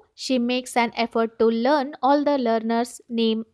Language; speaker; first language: English; non-native, local second language; Kannada